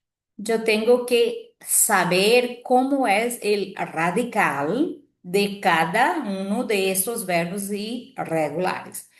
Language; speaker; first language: Spanish; non-native, fluent; Portuguese